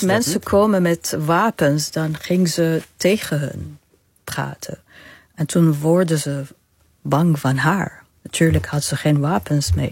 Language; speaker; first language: Dutch; non-native, fluent; Arabic